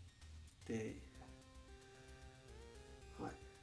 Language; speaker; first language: Japanese; non-native, learner; English